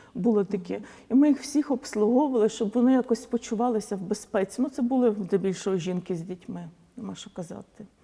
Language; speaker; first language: Ukrainian; non-native, local second language; Polish